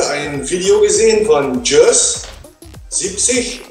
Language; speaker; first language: German; non-native, learner; Dutch